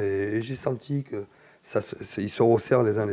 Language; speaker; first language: French; native; French